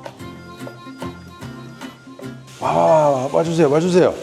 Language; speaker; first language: Korean; non-native, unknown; Italian